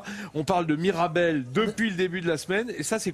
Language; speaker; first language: French; native; French